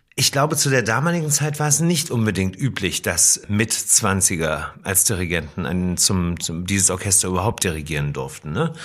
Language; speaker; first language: German; native; German